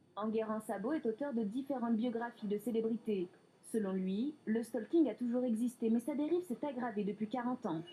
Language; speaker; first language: French; native; French